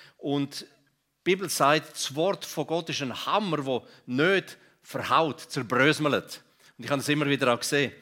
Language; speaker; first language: German; non-native, local second language; Romansh